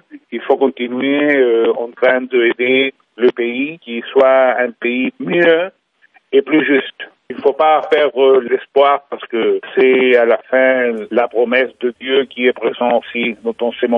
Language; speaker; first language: French; non-native, fluent; Spanish